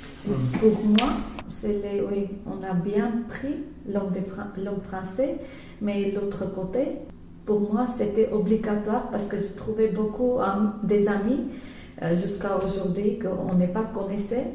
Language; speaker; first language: French; non-native, learner; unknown